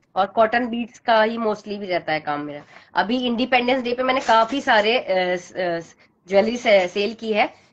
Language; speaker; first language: Hindi; native; Hindi